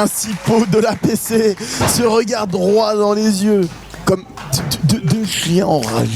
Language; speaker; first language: French; native; French